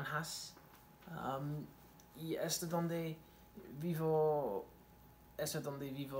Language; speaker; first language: Spanish; non-native, learner; English